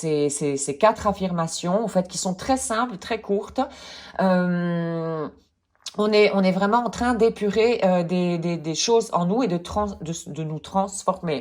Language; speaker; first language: French; native; French